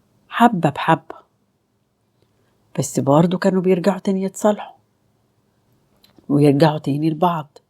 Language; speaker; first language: Arabic; native; Arabic